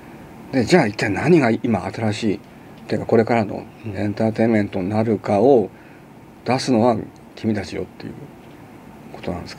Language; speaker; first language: Japanese; native; Japanese